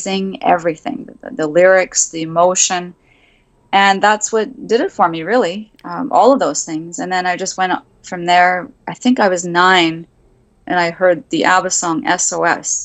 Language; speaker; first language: English; native; English